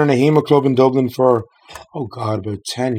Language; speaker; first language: English; native; English